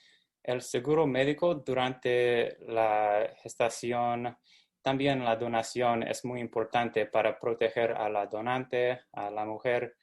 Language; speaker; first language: Spanish; non-native, fluent; English